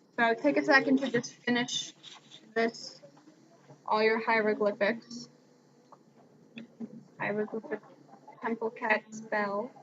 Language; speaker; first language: English; native; English